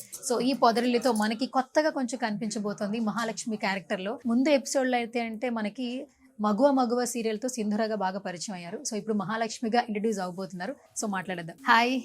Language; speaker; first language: Telugu; native; Telugu